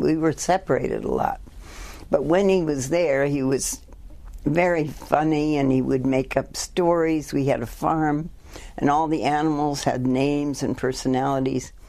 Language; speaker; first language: English; native; English